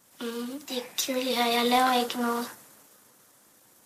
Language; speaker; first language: Danish; early bilingual, heritage; Danish